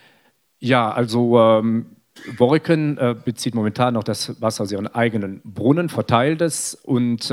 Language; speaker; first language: German; native; German